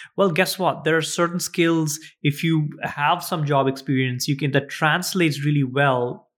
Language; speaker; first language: English; non-native, local second language; Gujarati